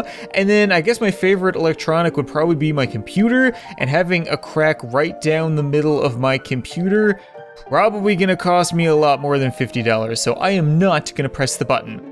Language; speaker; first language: English; native; English